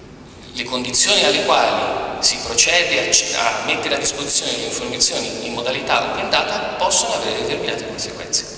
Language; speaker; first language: Italian; native; Italian